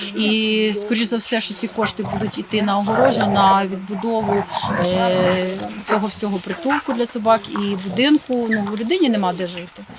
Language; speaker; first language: Ukrainian; native; Ukrainian